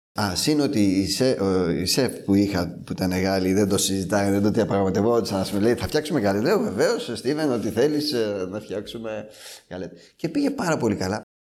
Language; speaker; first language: Greek; native; Greek